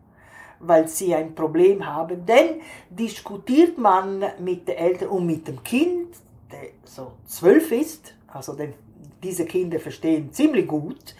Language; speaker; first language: German; non-native, fluent; Italian